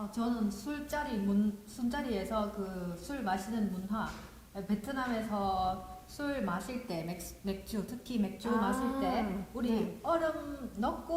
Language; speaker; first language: Korean; non-native, fluent; Vietnamese